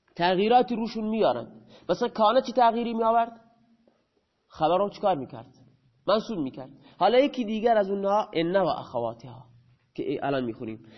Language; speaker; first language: Persian; non-native, local second language; Baluchi